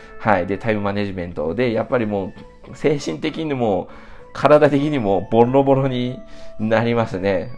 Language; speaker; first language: Japanese; native; Japanese